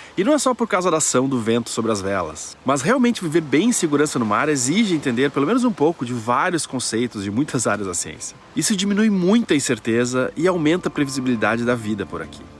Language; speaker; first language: Portuguese; native; Portuguese